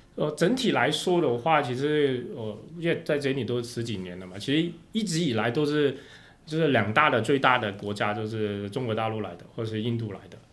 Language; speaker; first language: Chinese; non-native, local second language; Cantonese